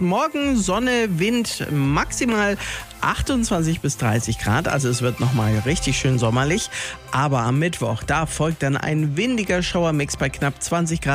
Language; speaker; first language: German; native; German